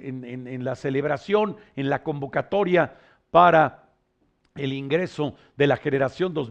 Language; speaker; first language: Spanish; native; Spanish